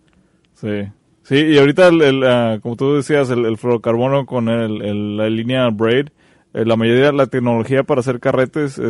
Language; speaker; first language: Spanish; native; Spanish